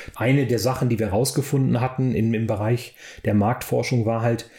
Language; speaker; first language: German; native; German